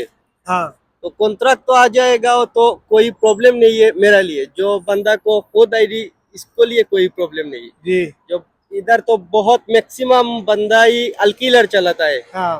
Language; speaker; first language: Hindi; non-native, learner; Bangla